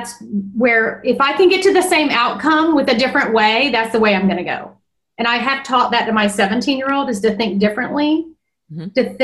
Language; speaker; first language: English; native; English